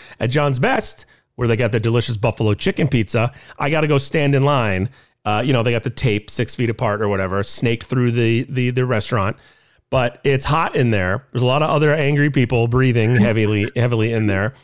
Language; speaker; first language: English; native; English